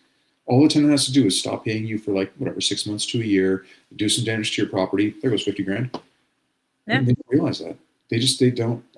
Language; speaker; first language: English; native; English